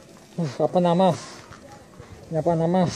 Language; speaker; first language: Indonesian; non-native, learner; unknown